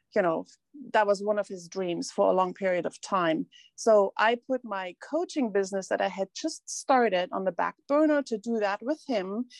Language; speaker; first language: English; non-native, fluent; German